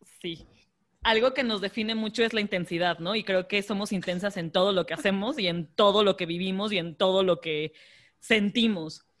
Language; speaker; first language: Spanish; native; Spanish